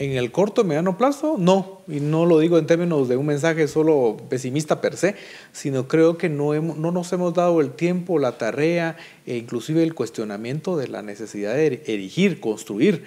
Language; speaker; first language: Spanish; native; Spanish